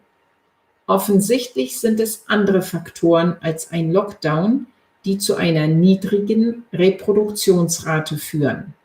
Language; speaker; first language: German; native; German